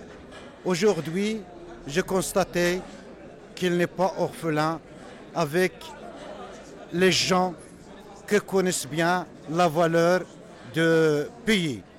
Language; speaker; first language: French; non-native, local second language; Berber languages